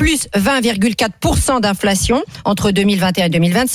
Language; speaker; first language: French; native; French